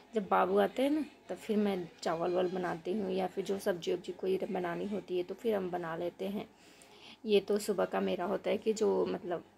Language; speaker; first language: Hindi; native; Hindi